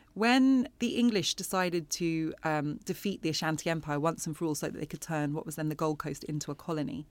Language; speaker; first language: English; native; English